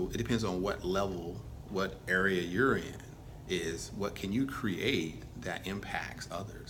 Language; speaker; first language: English; native; English